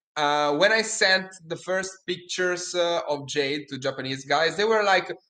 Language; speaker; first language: English; non-native, fluent; Italian